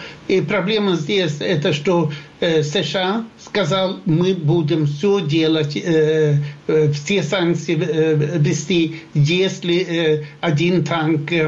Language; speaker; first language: Russian; non-native, fluent; Swedish